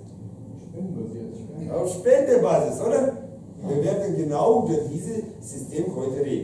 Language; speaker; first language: German; non-native, fluent; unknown